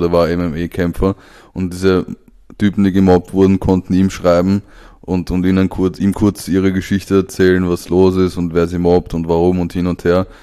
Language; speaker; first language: German; native; German